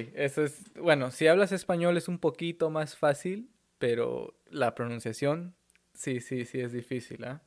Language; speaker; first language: Spanish; native; Spanish